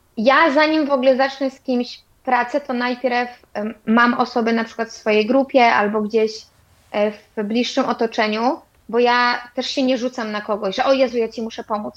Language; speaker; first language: Polish; native; Polish